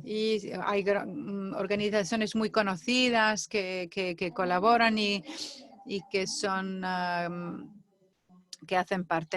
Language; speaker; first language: Spanish; non-native, fluent; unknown